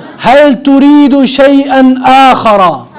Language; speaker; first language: Arabic; non-native, fluent; Urdu